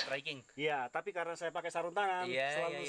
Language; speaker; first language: Indonesian; native; Indonesian